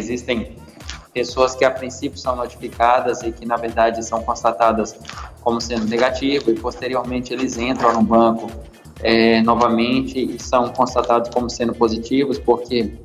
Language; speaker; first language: Portuguese; native; Portuguese